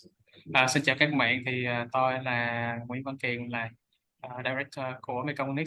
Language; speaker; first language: Vietnamese; native; Vietnamese